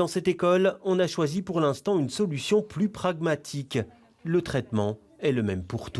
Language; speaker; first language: French; native; French